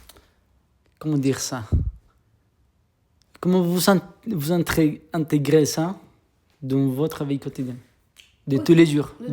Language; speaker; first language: French; non-native, fluent; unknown